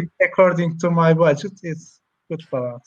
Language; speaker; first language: English; non-native, learner; Turkish